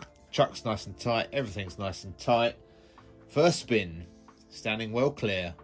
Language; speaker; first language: English; native; English